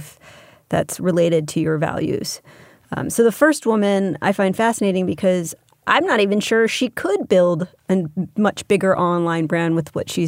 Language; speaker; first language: English; native; English